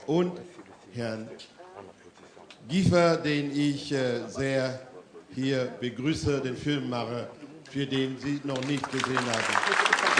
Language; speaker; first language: German; non-native, fluent; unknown